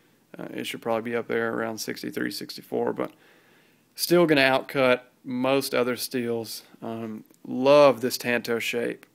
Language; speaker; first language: English; native; English